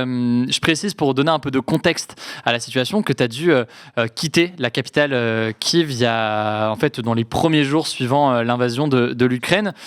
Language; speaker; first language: French; native; French